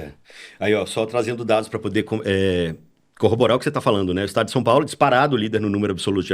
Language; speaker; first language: Portuguese; native; Portuguese